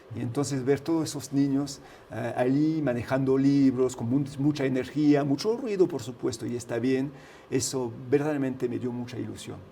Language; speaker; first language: Spanish; early bilingual, heritage; French